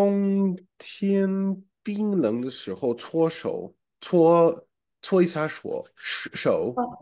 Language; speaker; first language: Chinese; non-native, fluent; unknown